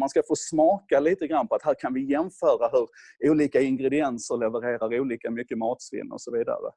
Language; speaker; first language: Swedish; native; Swedish